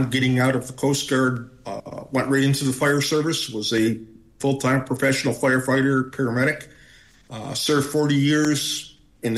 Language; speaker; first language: English; native; English